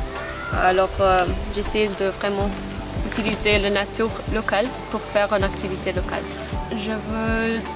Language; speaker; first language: French; non-native, fluent; Maltese